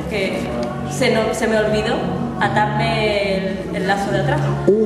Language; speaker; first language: Spanish; native; Spanish